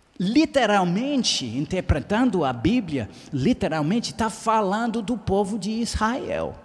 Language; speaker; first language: Portuguese; non-native, fluent; English